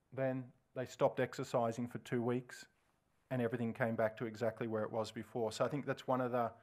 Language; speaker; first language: English; native; English